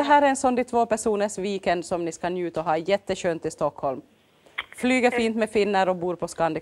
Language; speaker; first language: Swedish; native; Swedish